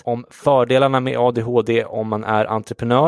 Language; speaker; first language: Swedish; native; Swedish